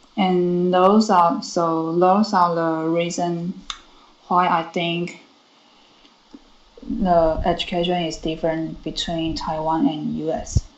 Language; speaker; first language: English; non-native, learner; Chinese